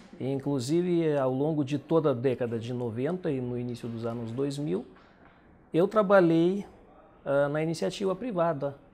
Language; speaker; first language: Portuguese; non-native, fluent; Russian